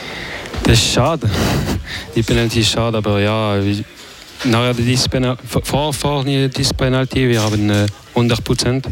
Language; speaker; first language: German; non-native, learner; French